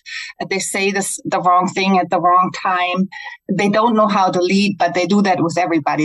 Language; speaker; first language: English; non-native, fluent; German